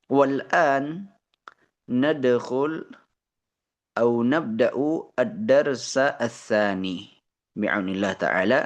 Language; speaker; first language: Arabic; non-native, fluent; Indonesian